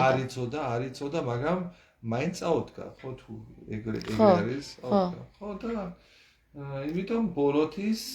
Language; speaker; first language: Georgian; early bilingual, heritage; Georgian